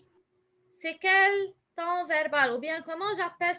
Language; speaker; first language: French; non-native, local second language; Arabic